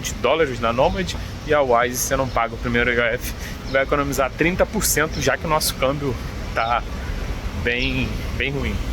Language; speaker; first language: Portuguese; native; Portuguese